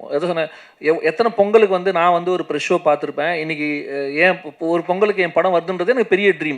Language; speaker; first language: Tamil; native; Tamil